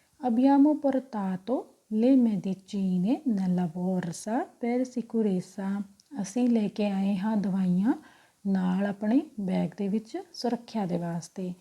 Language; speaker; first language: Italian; non-native, fluent; Punjabi